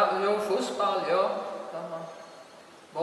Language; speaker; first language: German; early bilingual, heritage; German